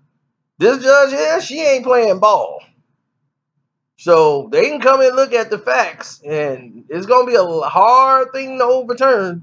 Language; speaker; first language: English; native; English